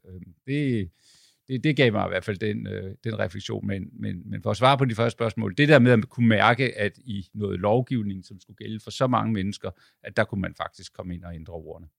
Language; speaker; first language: Danish; native; Danish